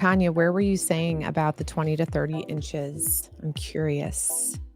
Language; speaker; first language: English; native; English